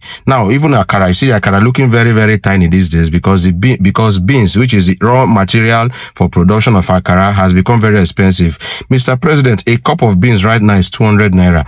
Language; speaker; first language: English; non-native, local second language; Igbo